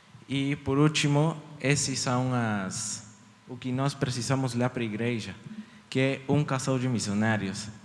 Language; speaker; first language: Portuguese; early bilingual, heritage; Portuguese